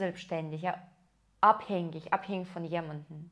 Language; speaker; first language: German; non-native, fluent; Russian